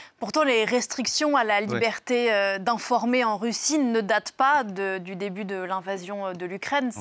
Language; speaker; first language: French; native; French